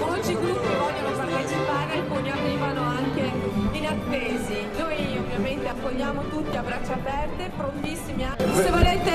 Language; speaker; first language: Italian; native; Italian